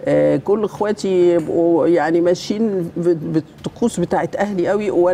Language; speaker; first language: Arabic; native; Arabic